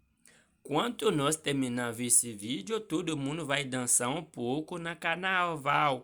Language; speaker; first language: Portuguese; non-native, learner; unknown